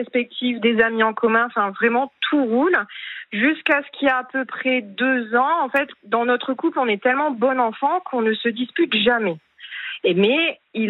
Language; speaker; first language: French; native; French